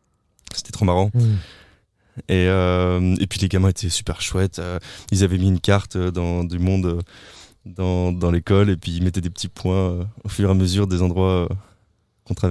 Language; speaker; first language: French; native; French